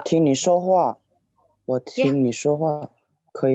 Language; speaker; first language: Chinese; non-native, learner; Indonesian